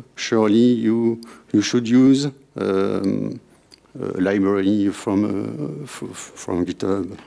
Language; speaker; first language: English; non-native, fluent; French